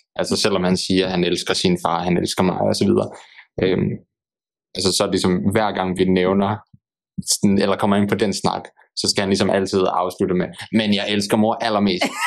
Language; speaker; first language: Danish; early bilingual, other home language; Bosnian